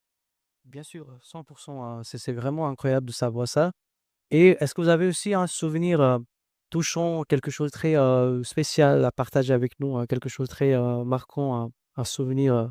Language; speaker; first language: French; non-native, local second language; Hindi